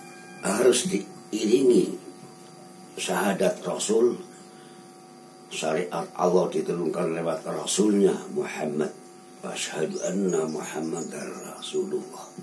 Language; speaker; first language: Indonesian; non-native, local second language; Javanese